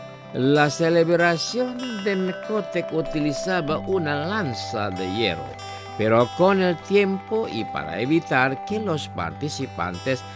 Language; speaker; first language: Spanish; non-native, fluent; Indonesian